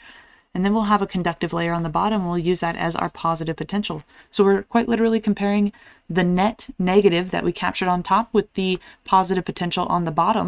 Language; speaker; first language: English; native; English